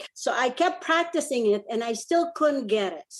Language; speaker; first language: English; non-native, local second language; Pampanga